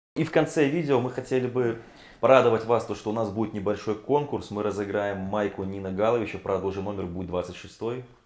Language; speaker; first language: Russian; native; Russian